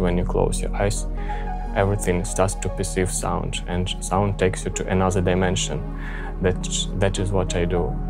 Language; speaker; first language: English; non-native, fluent; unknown